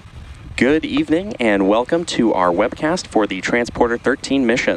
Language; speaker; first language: English; native; English